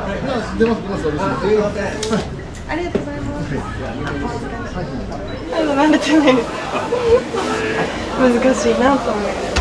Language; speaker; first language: Japanese; native; Japanese